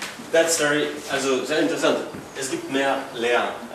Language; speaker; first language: German; non-native, learner; French